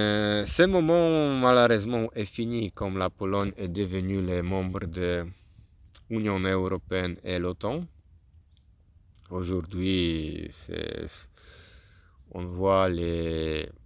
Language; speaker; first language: French; non-native, learner; Polish